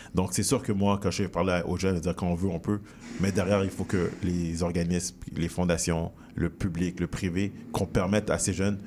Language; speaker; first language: French; native; French